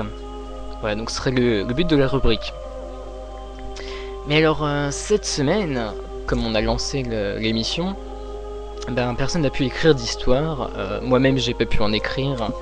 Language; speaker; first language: French; native; French